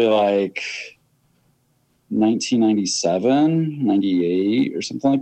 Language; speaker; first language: English; native; English